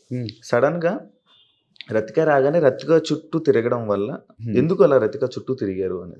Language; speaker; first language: Telugu; native; Telugu